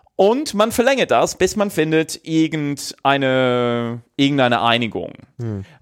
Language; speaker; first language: German; non-native, fluent; English